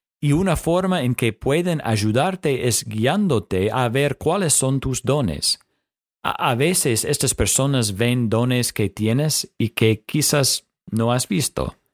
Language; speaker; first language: Spanish; non-native, fluent; English